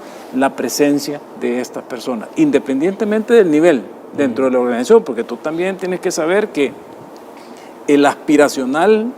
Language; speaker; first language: Spanish; native; Spanish